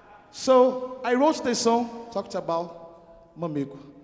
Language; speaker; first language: English; non-native, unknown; Portuguese